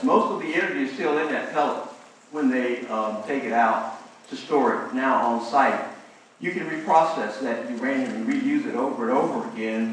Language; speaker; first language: English; native; English